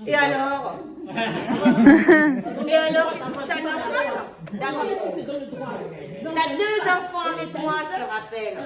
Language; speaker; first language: French; native; French